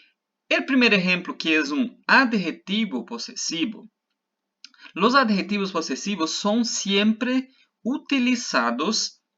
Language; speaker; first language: Spanish; non-native, fluent; Portuguese